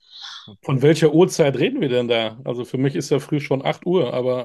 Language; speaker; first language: German; native; German